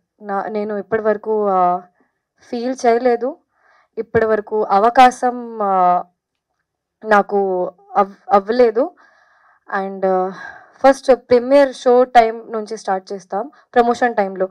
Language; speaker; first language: Telugu; non-native, fluent; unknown